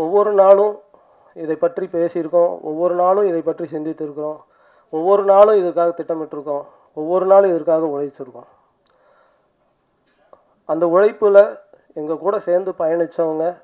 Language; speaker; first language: Tamil; native; Tamil